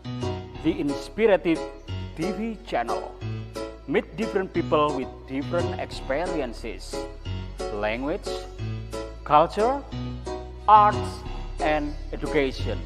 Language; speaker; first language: English; non-native, learner; Indonesian